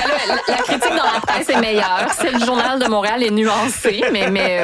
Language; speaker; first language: French; native; French